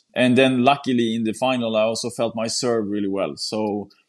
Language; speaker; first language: English; non-native, fluent; Swedish